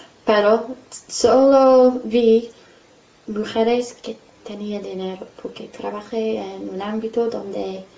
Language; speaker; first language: Spanish; non-native, fluent; English